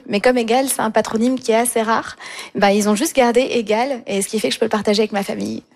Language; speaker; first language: French; native; French